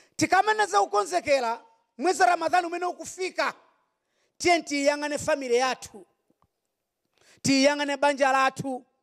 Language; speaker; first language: Nyanja; non-native, local second language; Yao